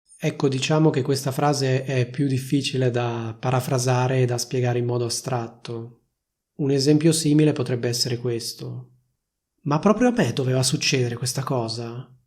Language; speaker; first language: Italian; native; Italian